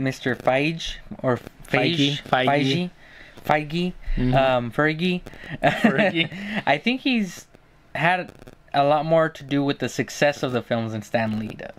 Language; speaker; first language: English; native; English